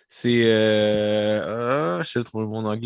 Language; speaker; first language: French; native; French